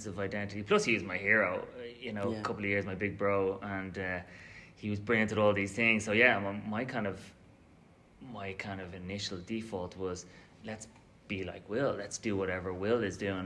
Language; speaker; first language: English; native; English